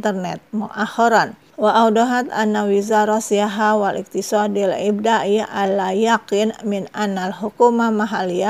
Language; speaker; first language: Arabic; non-native, learner; Indonesian